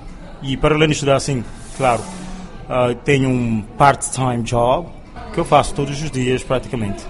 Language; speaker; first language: Portuguese; non-native, local second language; Kabuverdianu